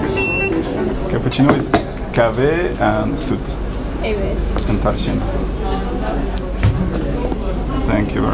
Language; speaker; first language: English; non-native, learner; French